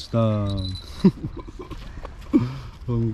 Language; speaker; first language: English; non-native, learner; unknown